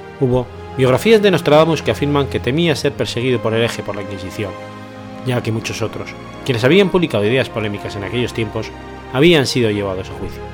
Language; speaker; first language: Spanish; native; Spanish